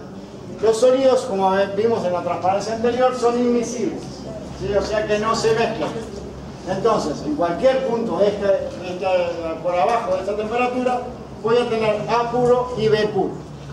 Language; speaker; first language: Spanish; native; Spanish